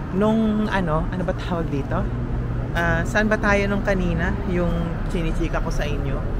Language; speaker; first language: Filipino; native; Filipino